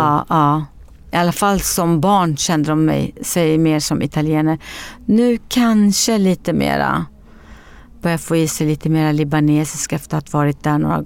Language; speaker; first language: Swedish; early bilingual, other home language; Arabic